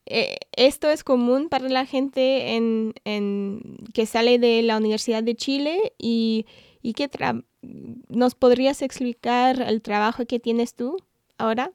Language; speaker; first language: Spanish; non-native, fluent; English